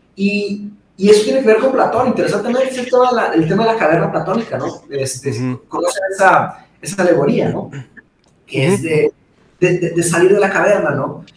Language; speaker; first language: Spanish; early bilingual, other home language; Portuguese